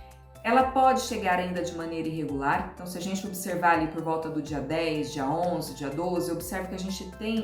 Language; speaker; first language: Portuguese; native; Portuguese